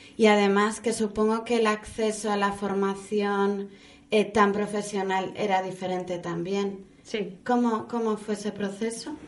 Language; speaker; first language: Spanish; native; Spanish